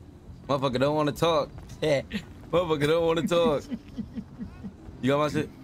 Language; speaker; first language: English; native; English